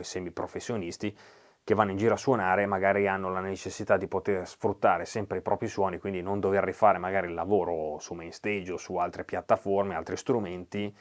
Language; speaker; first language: Italian; native; Italian